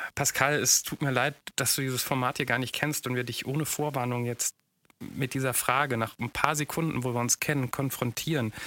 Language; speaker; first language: German; native; German